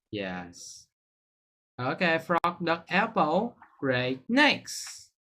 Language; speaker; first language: English; non-native, fluent; Vietnamese